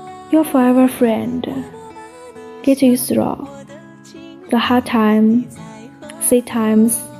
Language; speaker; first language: English; non-native, learner; Chinese